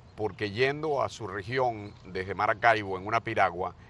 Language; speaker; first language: Spanish; native; Spanish